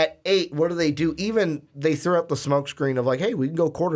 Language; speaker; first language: English; native; English